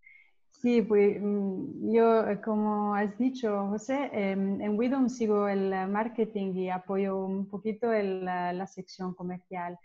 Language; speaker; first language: Spanish; non-native, learner; Italian